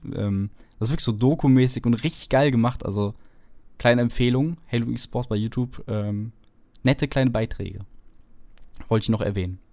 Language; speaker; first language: German; native; German